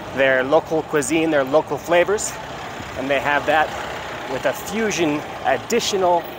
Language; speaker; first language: English; native; English